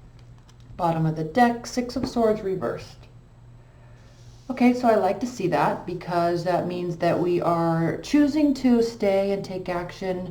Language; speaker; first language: English; native; English